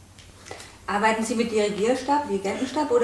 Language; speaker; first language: German; native; German